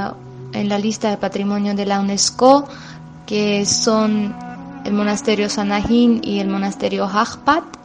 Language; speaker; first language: Spanish; non-native, fluent; Armenian